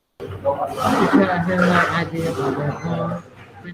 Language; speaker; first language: English; non-native, learner; Khmer